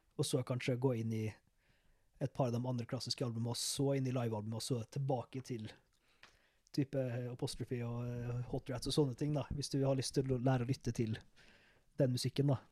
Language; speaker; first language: Norwegian; native; Norwegian